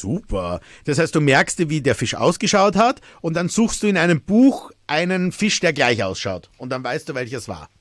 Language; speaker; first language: German; native; German